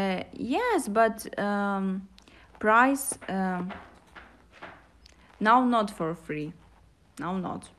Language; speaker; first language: English; non-native, learner; Russian